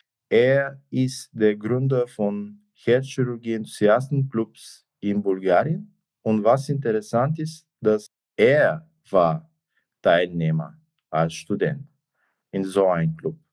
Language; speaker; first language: German; non-native, fluent; Bulgarian